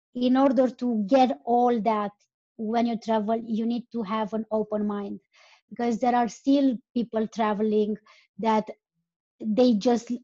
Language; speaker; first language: English; non-native, fluent; Romanian